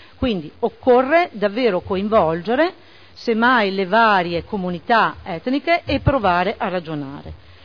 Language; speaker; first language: Italian; native; Italian